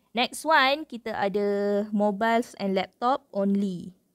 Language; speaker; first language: English; non-native, local second language; Malay